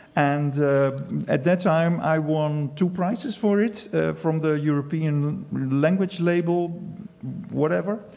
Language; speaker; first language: English; non-native, fluent; Dutch